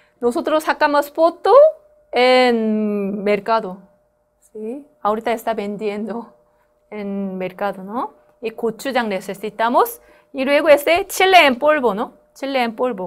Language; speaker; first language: Spanish; non-native, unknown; Korean